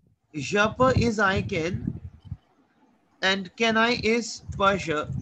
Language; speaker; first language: French; non-native, learner; Hindi